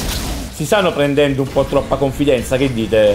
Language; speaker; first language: Italian; native; Italian